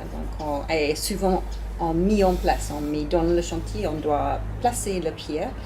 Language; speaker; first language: French; non-native, learner; English